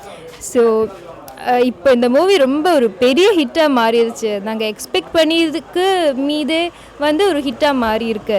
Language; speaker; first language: Tamil; non-native, fluent; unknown